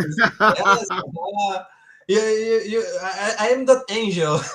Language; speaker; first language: English; non-native, learner; Portuguese